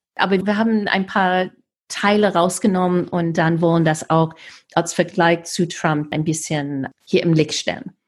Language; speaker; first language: German; non-native, fluent; English